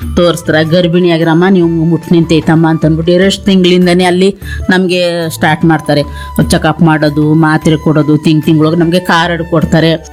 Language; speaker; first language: Kannada; non-native, local second language; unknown